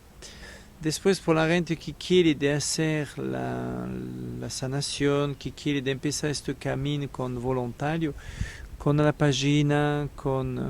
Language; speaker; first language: Spanish; non-native, learner; French